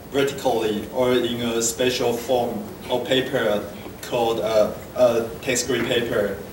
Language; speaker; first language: English; non-native, fluent; Chinese